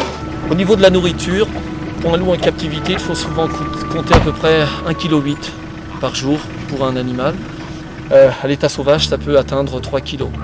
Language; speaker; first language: French; native; French